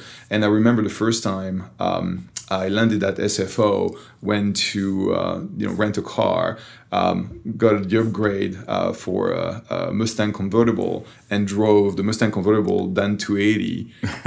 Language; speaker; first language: English; non-native, fluent; French